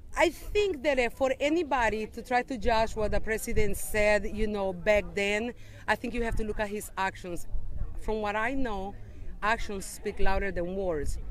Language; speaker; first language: English; non-native, fluent; Spanish